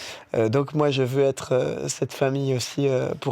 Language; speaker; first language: French; native; French